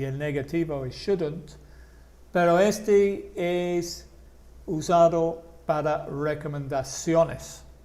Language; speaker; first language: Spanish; non-native, fluent; English